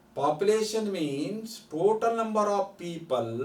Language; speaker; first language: English; non-native, local second language; Kannada